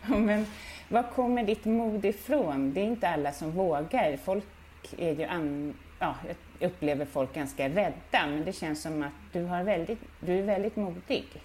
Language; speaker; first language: Swedish; native; Swedish